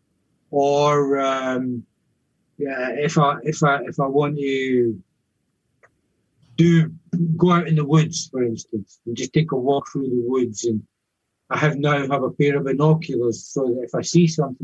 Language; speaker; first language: English; native; English